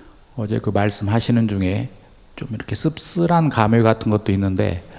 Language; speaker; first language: Korean; native; Korean